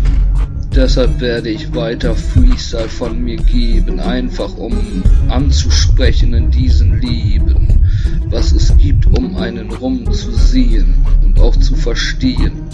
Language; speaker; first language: German; native; German